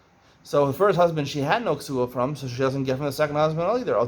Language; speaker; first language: English; native; English